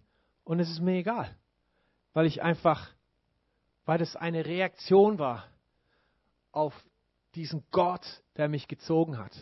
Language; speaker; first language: German; non-native, fluent; English